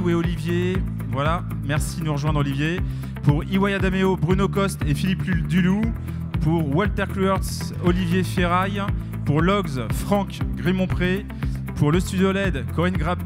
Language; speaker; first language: French; native; French